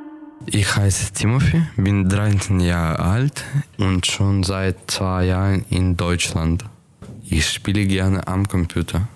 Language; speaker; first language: German; non-native, learner; Ukrainian